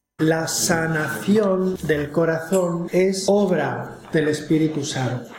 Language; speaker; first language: Spanish; native; Spanish